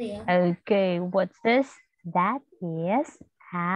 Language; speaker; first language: English; non-native, fluent; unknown